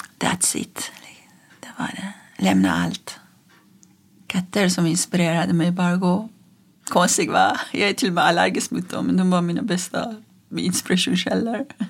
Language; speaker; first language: Swedish; non-native, fluent; Persian